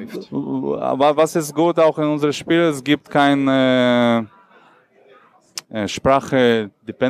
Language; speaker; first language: German; non-native, learner; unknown